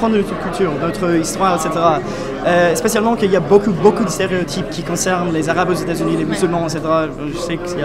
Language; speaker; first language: French; non-native, fluent; English